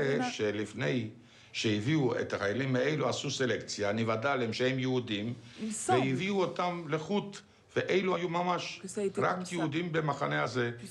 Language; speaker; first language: Hebrew; non-native, fluent; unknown